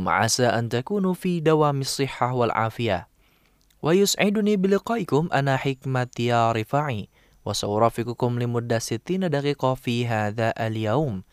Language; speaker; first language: Arabic; non-native, fluent; Indonesian